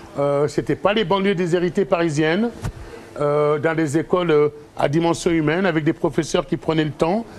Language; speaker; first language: French; early bilingual, other home language; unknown